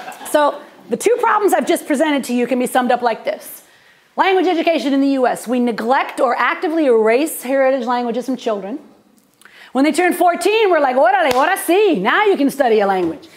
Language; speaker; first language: English; native; English